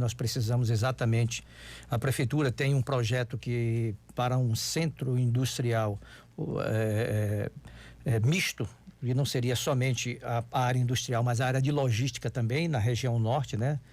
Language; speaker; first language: Portuguese; native; Portuguese